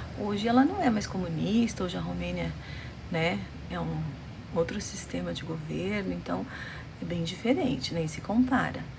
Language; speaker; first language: Portuguese; early bilingual, other home language; Romanian